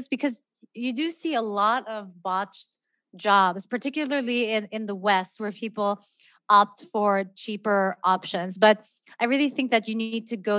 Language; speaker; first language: English; non-native, local second language; Filipino